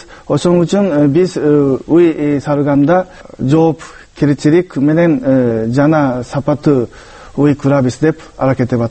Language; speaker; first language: Kyrgyz; non-native, fluent; Japanese